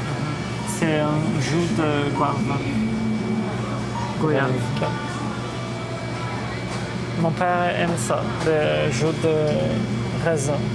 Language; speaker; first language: French; non-native, fluent; Portuguese